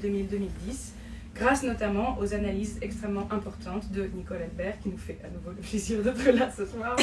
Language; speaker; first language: French; native; French